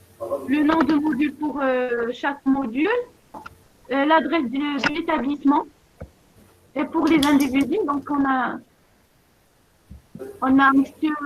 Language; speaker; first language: French; non-native, local second language; Arabic